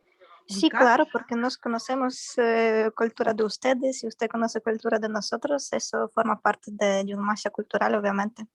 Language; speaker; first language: Spanish; non-native, learner; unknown